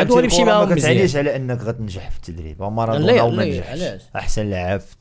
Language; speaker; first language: Arabic; native; Arabic